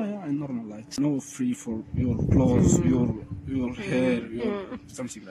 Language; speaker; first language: English; non-native, learner; Arabic